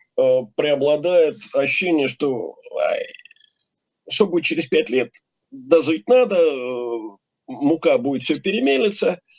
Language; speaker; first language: Russian; native; Russian